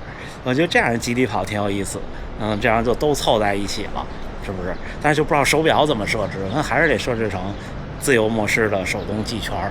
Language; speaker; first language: Chinese; native; Chinese